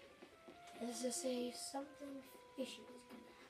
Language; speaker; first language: English; native; English